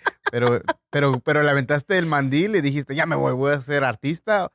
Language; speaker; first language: Spanish; native; Spanish